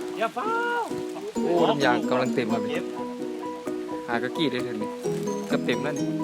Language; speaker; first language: Thai; non-native, local second language; Northeastern Thai